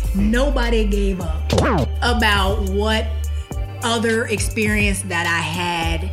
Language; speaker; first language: English; native; English